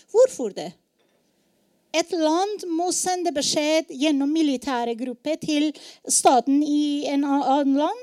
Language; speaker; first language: Norwegian; non-native, learner; Persian